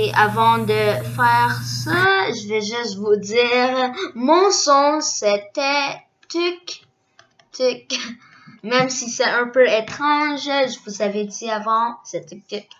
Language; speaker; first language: French; early bilingual, other home language; Korean